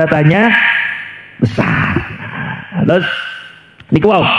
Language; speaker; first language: Indonesian; native; Indonesian